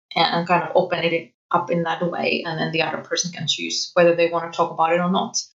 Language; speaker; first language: English; non-native, fluent; Finnish